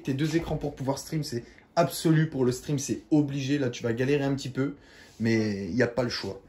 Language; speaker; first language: French; native; French